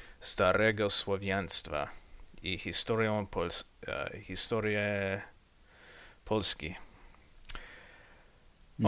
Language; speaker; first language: Polish; non-native, learner; English